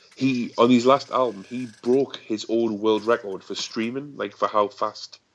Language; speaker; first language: English; native; English